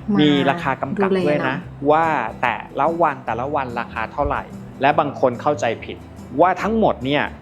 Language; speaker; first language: Thai; native; Thai